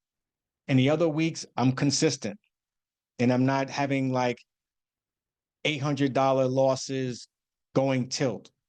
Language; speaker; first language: English; native; English